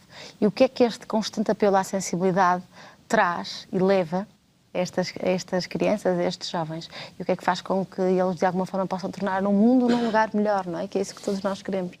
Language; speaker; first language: Portuguese; native; Portuguese